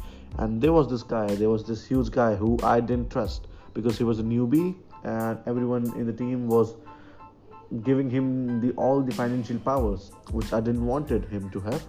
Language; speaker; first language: English; non-native, local second language; Hindi